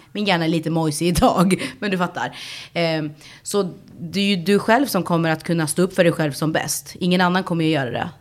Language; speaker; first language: Swedish; early bilingual, other home language; Spanish